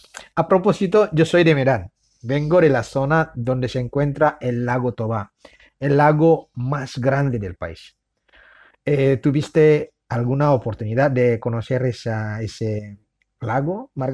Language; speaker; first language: Spanish; non-native, fluent; Indonesian